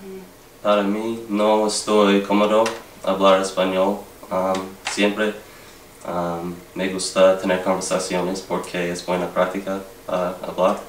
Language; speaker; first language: Spanish; non-native, learner; English